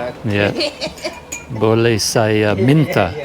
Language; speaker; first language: Indonesian; non-native, learner; English